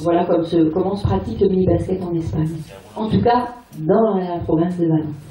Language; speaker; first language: French; native; French